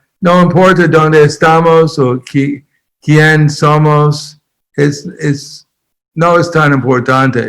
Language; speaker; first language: Spanish; non-native, fluent; English